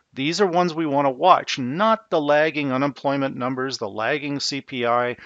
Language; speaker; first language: English; native; English